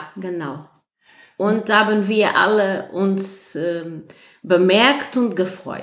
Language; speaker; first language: German; non-native, fluent; Portuguese